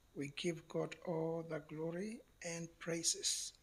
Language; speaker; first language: English; non-native, local second language; Kikuyu